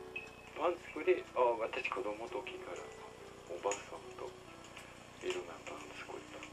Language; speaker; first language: Japanese; non-native, learner; French